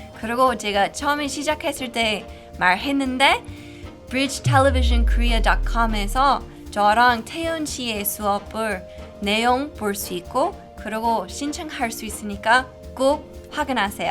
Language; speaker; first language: Korean; non-native, fluent; English